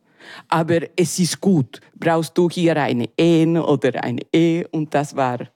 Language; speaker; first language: German; non-native, learner; Spanish